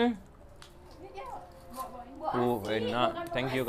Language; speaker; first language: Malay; non-native, fluent; Urdu